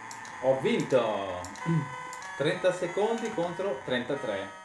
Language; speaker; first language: Italian; native; Italian